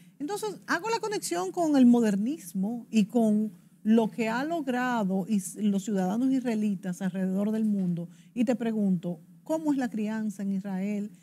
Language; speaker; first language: Spanish; native; Spanish